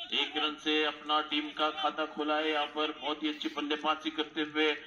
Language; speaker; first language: Hindi; non-native, local second language; Marathi